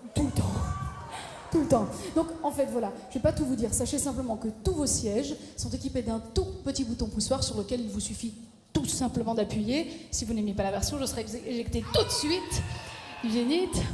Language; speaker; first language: French; native; French